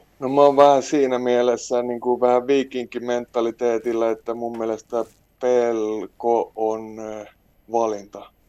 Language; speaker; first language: Finnish; non-native, local second language; Swedish